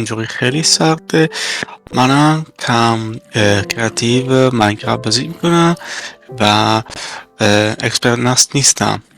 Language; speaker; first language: Persian; non-native, learner; Italian